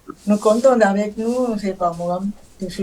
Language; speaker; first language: French; non-native, learner; Tamil